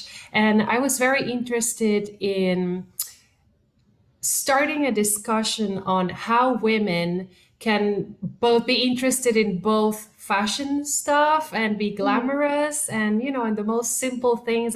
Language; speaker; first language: English; non-native, fluent; Spanish